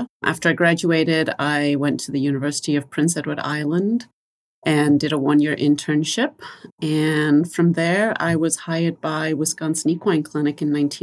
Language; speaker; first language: English; native; English